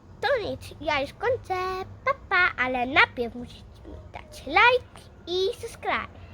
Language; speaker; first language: Polish; early bilingual, heritage; Polish